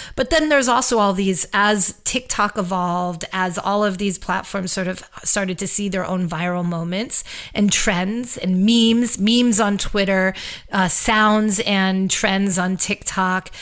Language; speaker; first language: English; native; English